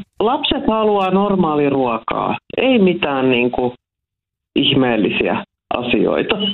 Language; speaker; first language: Finnish; non-native, local second language; Swedish